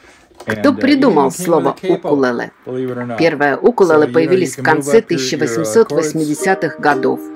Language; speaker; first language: Russian; native; Russian